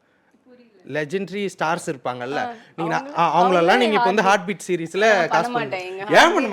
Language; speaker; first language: Tamil; native; Tamil